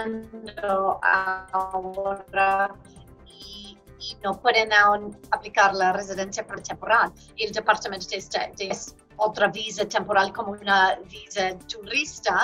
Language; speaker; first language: Spanish; non-native, fluent; English